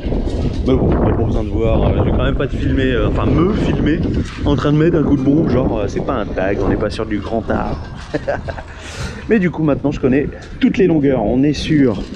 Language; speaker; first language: French; native; French